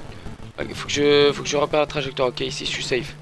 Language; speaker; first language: French; native; French